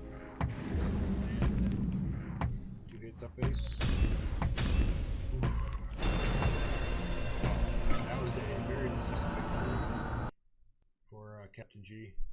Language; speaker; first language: English; native; English